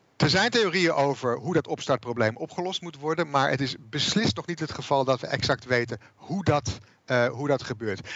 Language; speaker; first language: Dutch; native; Dutch